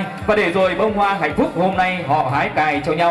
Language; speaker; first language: Vietnamese; native; Vietnamese